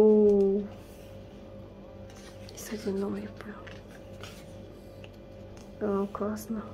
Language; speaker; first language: Korean; non-native, learner; Kazakh